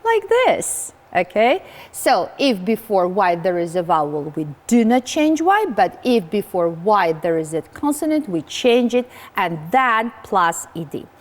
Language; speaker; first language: English; non-native, fluent; Georgian